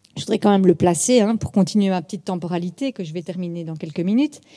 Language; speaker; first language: French; native; French